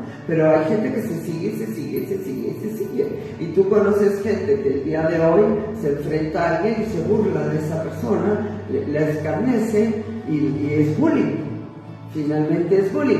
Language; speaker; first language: Spanish; native; Spanish